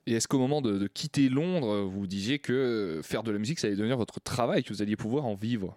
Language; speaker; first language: French; native; French